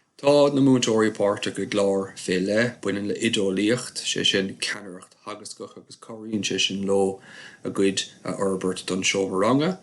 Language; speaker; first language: Irish; native; Irish